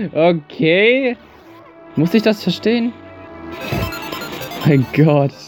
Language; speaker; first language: German; native; German